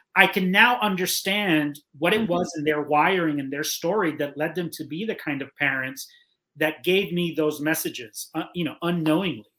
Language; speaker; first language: English; native; English